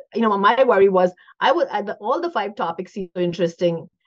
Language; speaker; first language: English; non-native, local second language; Hindi